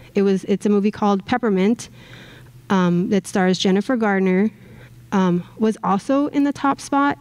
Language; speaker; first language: English; native; English